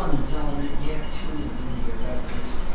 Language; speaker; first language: Chinese; native; Chinese